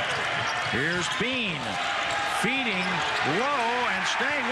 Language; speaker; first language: English; native; English